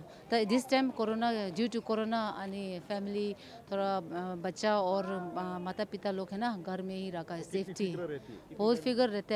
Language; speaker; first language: Hindi; non-native, local second language; Tibetan